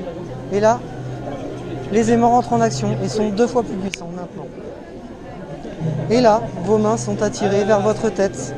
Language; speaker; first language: French; native; French